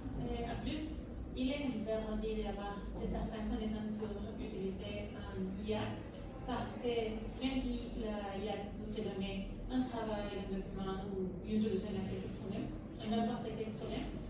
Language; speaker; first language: French; non-native, learner; Spanish